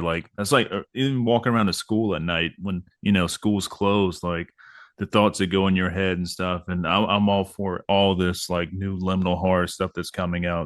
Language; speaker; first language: English; native; English